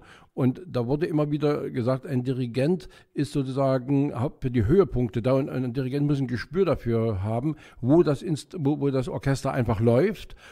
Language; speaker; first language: German; native; German